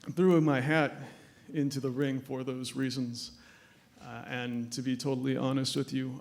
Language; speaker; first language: English; native; English